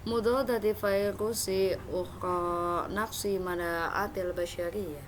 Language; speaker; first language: Arabic; non-native, learner; Indonesian